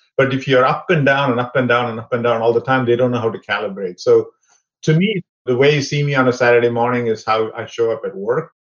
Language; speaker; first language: English; non-native, local second language; Tamil